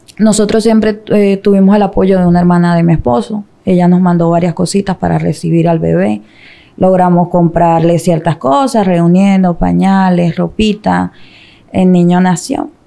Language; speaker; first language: Spanish; native; Spanish